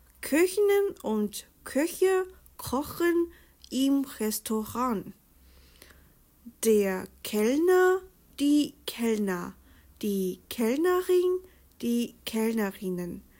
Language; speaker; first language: German; non-native, fluent; Chinese